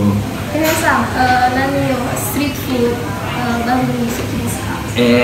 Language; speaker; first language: Japanese; non-native, learner; Indonesian